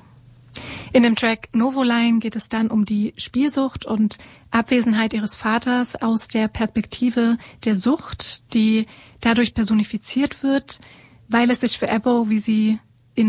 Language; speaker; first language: German; native; German